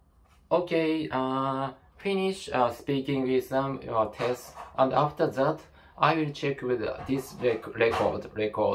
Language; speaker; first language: English; non-native, learner; Japanese